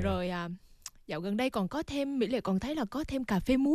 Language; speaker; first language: Vietnamese; native; Vietnamese